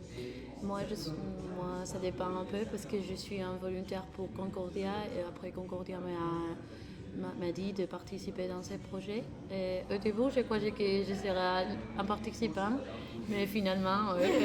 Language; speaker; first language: French; non-native, learner; Spanish